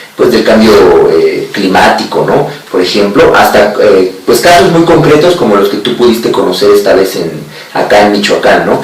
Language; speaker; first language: Spanish; native; Spanish